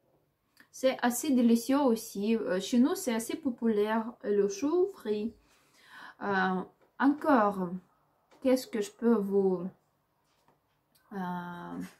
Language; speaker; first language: French; non-native, learner; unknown